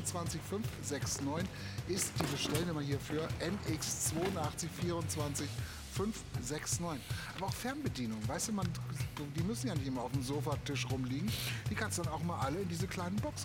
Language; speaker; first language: German; native; German